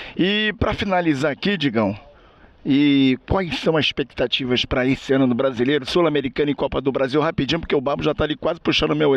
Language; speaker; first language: Portuguese; native; Portuguese